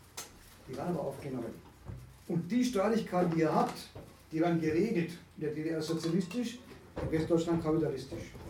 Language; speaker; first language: German; native; German